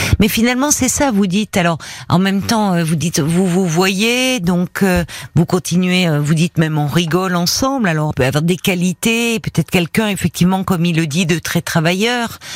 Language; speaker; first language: French; native; French